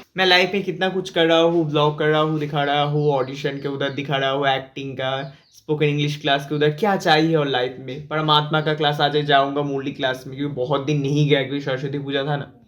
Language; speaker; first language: Hindi; non-native, local second language; Bangla